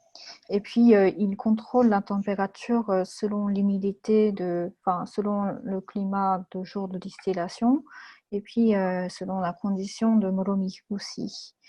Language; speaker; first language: French; non-native, fluent; Japanese